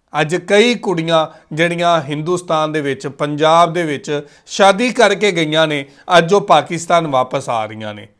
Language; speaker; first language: Punjabi; native; Punjabi